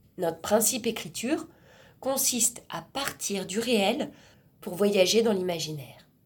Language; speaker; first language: French; native; French